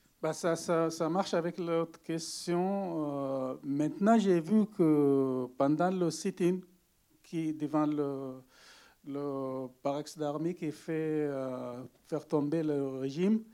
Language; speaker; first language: French; non-native, learner; Arabic